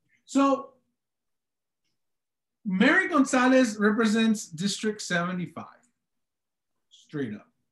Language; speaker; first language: English; early bilingual, other home language; Spanish